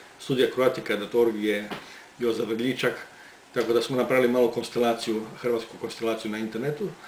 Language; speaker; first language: Croatian; native; Croatian